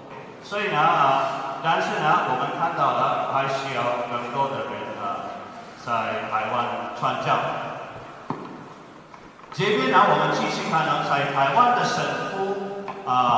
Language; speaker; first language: Chinese; non-native, fluent; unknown